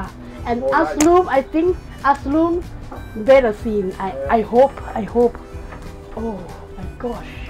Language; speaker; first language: English; non-native, learner; Thai